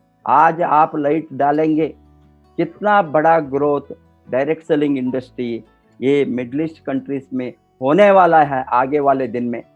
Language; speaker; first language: Hindi; non-native, local second language; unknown